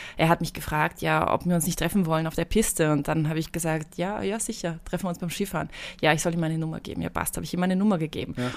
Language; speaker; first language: German; native; German